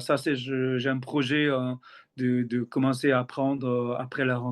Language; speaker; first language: French; non-native, fluent; Korean